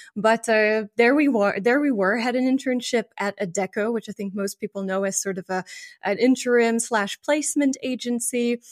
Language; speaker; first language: English; non-native, fluent; French